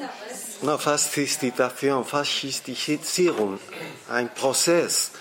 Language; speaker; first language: German; non-native, learner; Spanish